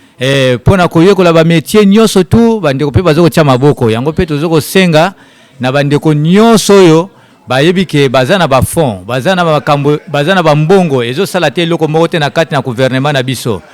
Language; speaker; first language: Lingala; native; Lingala